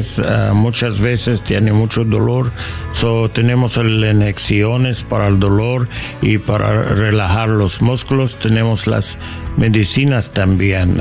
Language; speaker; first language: Spanish; non-native, learner; English